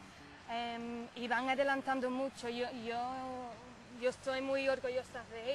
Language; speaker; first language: Spanish; non-native, fluent; English